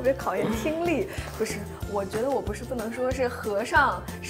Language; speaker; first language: Chinese; native; Chinese